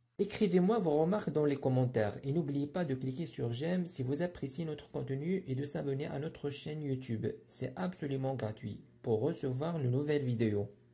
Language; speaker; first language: French; non-native, local second language; Arabic